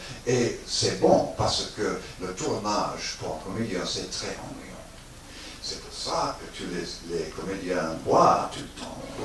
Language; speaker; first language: French; non-native, learner; English